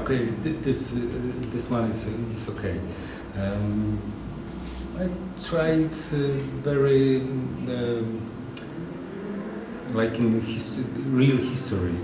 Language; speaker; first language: English; non-native, learner; Polish